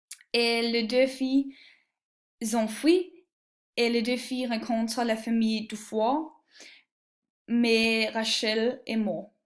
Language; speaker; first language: French; non-native, learner; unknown